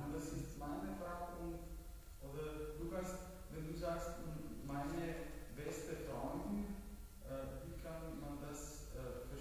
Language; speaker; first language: German; non-native, learner; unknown